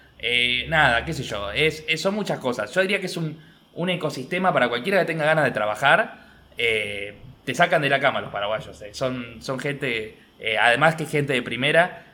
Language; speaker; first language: Spanish; native; Spanish